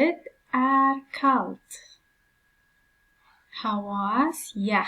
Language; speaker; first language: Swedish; non-native, learner; Persian